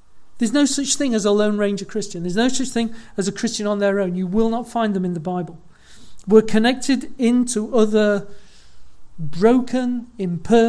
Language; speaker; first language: English; native; English